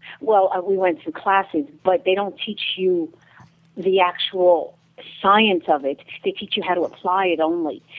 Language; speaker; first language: English; native; English